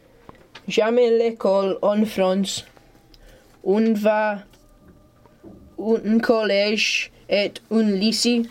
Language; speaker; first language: French; non-native, learner; English